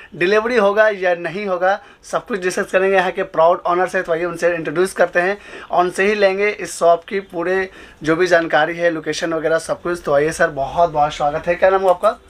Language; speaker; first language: Hindi; native; Hindi